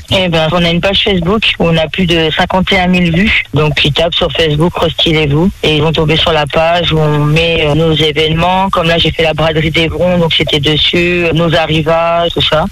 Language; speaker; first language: French; native; French